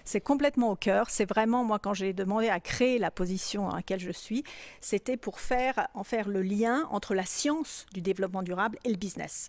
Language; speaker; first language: French; native; French